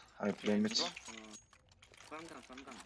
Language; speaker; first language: English; non-native, learner; Turkish